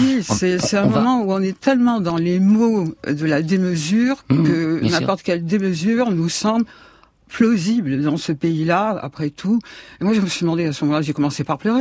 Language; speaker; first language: French; native; French